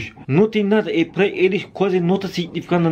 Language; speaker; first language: Portuguese; non-native, learner; Turkish